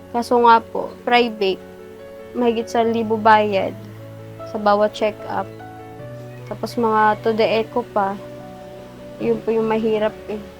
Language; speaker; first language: Filipino; non-native, local second language; Bikol